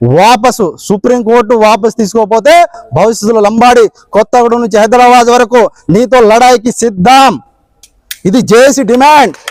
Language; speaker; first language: Telugu; non-native, local second language; Lambadi